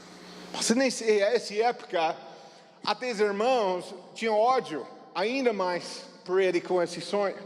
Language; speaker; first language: Portuguese; non-native, fluent; English